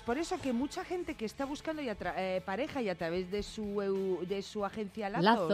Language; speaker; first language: Spanish; native; Spanish